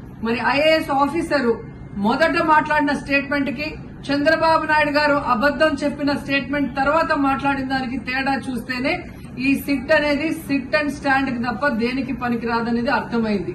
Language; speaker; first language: Telugu; native; Telugu